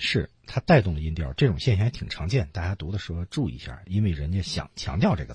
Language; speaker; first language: Chinese; native; Chinese